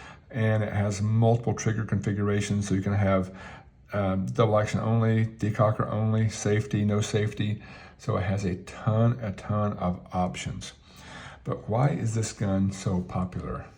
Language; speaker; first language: English; native; English